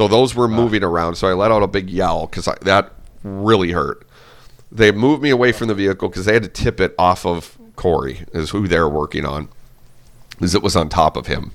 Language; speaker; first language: English; native; English